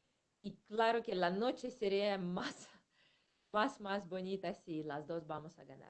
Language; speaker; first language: Spanish; non-native, fluent; Russian